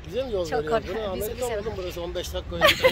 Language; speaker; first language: Turkish; native; Turkish